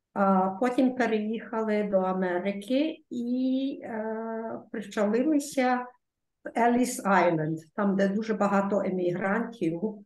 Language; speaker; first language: Ukrainian; early bilingual, heritage; Ukrainian